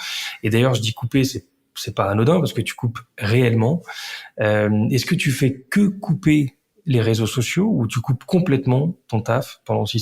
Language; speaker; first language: French; native; French